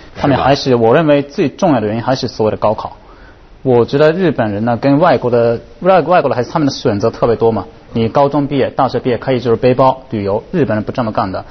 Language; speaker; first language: Chinese; non-native, fluent; Japanese